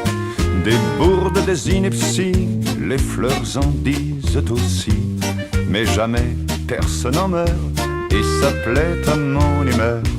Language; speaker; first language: French; native; French